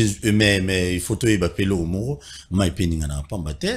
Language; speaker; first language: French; non-native, local second language; Lingala